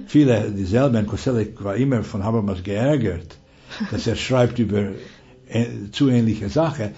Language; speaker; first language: German; non-native, fluent; Hungarian